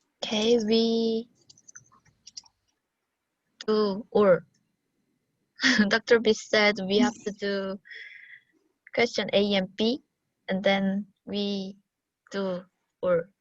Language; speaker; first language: English; non-native, learner; Korean